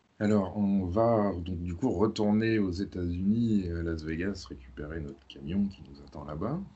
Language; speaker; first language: French; native; French